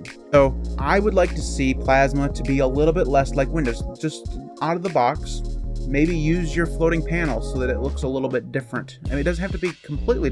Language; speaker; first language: English; native; English